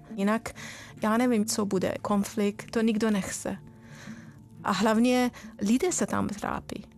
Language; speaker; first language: Czech; non-native, fluent; Persian